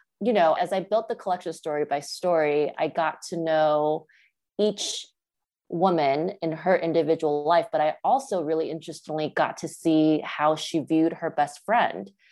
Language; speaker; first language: English; early bilingual, other home language; Chinese